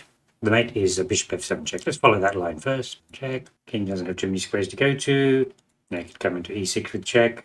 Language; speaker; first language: English; native; English